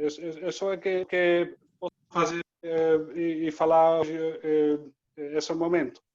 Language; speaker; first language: Portuguese; non-native, learner; Dutch